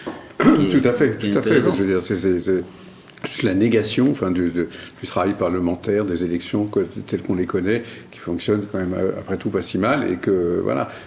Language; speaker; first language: French; native; French